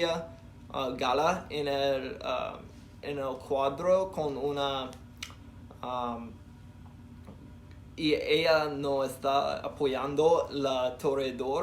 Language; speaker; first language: Spanish; non-native, learner; English